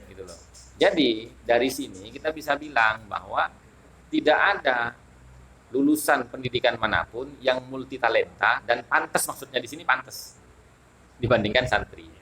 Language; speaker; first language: Indonesian; non-native, local second language; Madurese